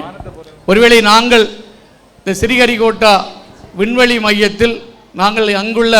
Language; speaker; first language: Tamil; native; Tamil